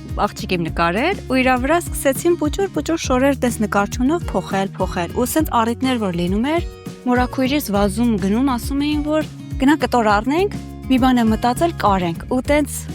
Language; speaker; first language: Armenian; early bilingual, heritage; Armenian